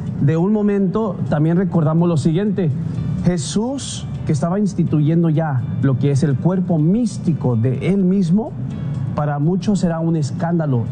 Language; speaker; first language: Spanish; early bilingual, heritage; Spanish